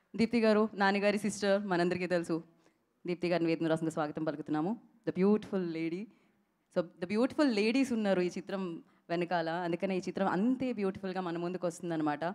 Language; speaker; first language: Telugu; native; Telugu